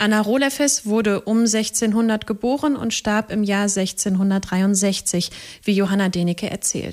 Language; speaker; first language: German; native; German